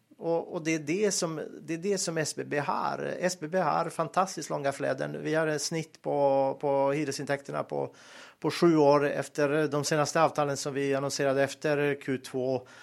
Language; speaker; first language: Swedish; non-native, fluent; Serbian